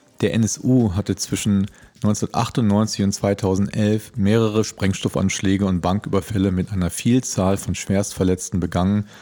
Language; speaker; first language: German; native; German